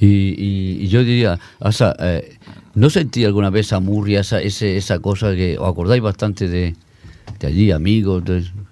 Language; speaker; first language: Spanish; native; Spanish